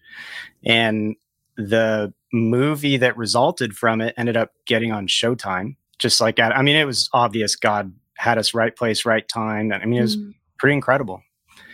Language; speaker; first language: English; native; English